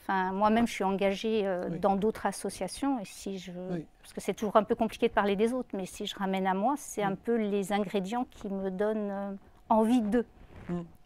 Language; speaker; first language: French; native; French